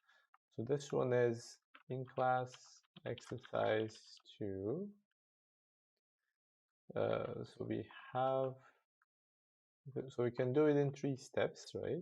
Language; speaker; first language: English; non-native, fluent; Turkish